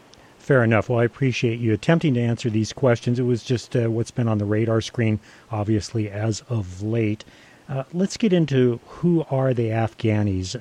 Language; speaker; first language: English; native; English